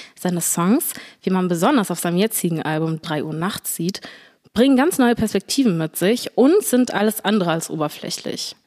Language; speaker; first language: German; early bilingual, other home language; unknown